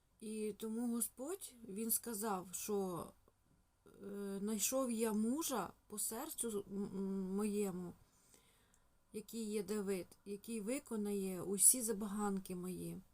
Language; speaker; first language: Ukrainian; non-native, local second language; Russian